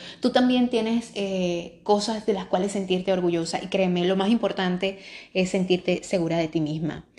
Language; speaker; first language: Spanish; native; Spanish